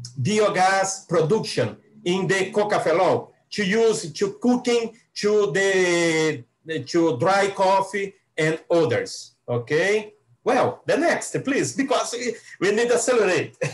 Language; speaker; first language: English; non-native, learner; Portuguese